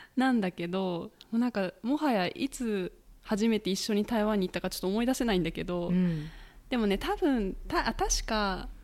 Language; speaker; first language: Japanese; native; Japanese